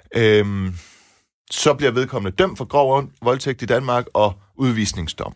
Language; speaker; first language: Danish; early bilingual, other home language; Persian